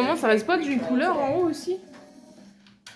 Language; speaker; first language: French; native; French